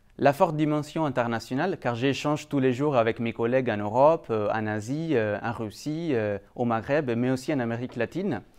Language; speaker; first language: French; native; French